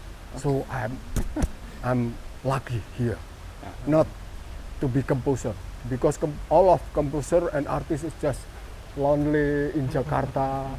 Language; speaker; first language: English; non-native, learner; Indonesian